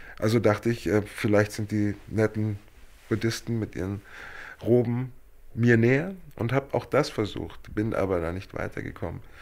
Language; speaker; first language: German; native; German